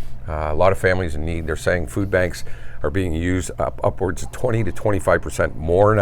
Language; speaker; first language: English; native; English